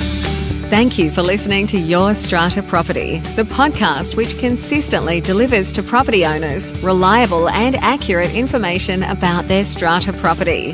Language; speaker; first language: English; native; English